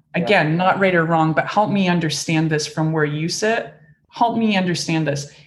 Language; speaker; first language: English; native; English